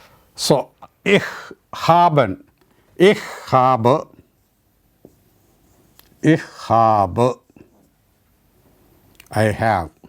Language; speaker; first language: German; non-native, learner; Malayalam